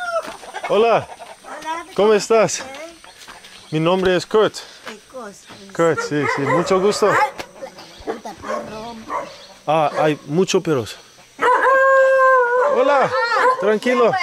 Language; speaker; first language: Spanish; non-native, learner; English